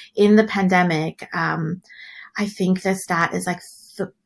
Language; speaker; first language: English; native; English